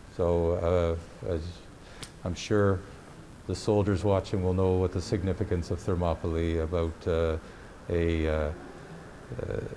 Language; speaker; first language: English; native; English